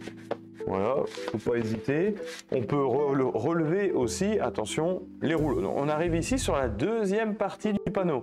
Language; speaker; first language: French; native; French